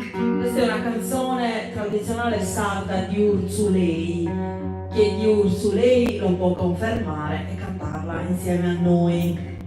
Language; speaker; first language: Italian; native; Italian